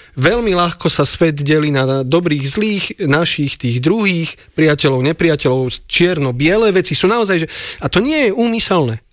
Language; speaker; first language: Slovak; native; Slovak